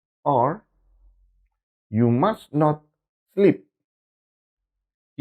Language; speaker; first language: English; non-native, fluent; Indonesian